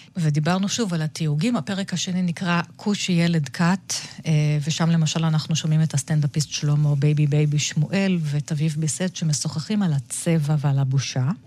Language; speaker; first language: Hebrew; native; Hebrew